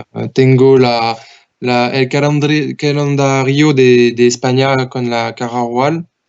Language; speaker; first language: Spanish; non-native, learner; French